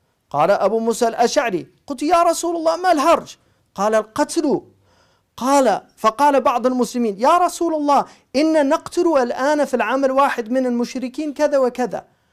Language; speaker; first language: Arabic; non-native, fluent; English